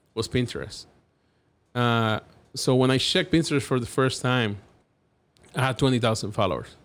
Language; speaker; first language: English; non-native, fluent; Spanish